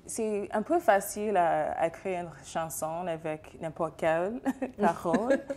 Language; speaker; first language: French; non-native, fluent; English